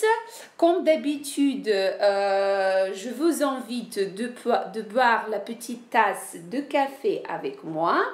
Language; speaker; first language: French; non-native, fluent; Ukrainian